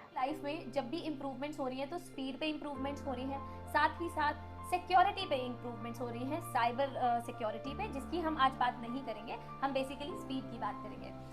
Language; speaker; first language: Hindi; native; Hindi